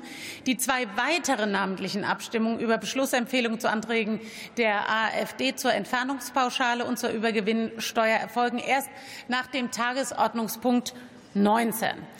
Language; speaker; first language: German; native; German